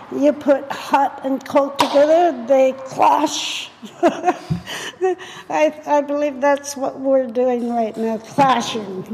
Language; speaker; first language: English; non-native, fluent; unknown